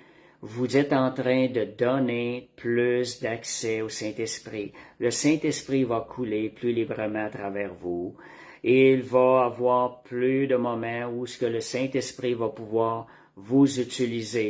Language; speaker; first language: French; native; French